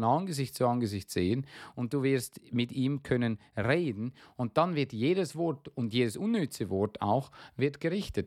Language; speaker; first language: German; non-native, fluent; English